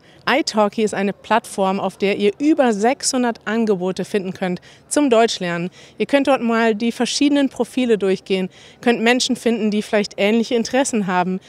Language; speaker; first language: German; native; German